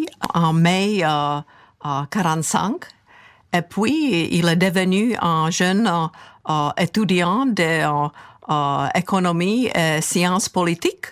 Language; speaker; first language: French; non-native, fluent; Czech